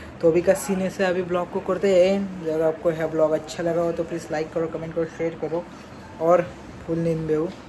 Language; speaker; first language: Hindi; non-native, local second language; Marathi